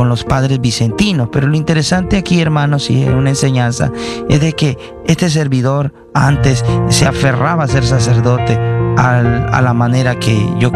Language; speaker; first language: Spanish; native; Spanish